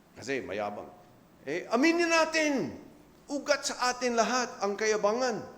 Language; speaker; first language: Filipino; non-native, fluent; English